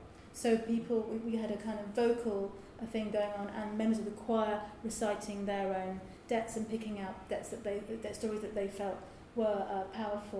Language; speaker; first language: English; native; English